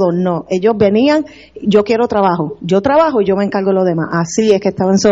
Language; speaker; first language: Spanish; native; Spanish